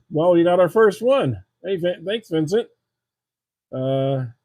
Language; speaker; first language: English; native; English